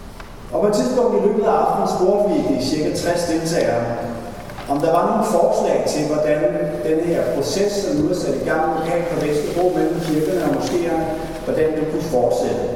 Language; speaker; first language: Danish; native; Danish